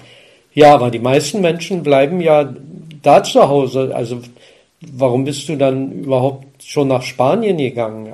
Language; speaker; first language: German; native; German